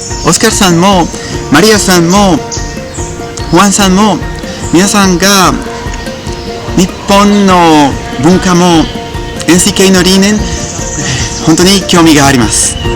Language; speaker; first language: Japanese; non-native, learner; Spanish